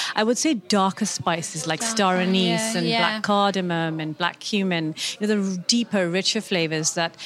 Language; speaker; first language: English; non-native, local second language; Urdu